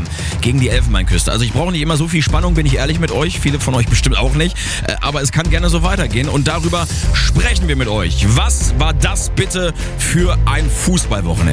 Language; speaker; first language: German; native; German